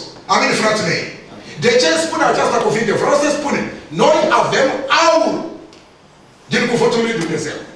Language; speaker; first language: Romanian; non-native, learner; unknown